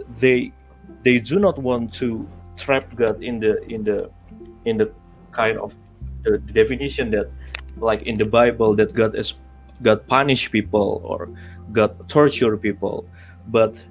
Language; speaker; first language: English; non-native, learner; Indonesian